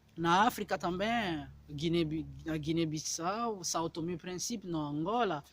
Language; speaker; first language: Portuguese; non-native, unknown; Lingala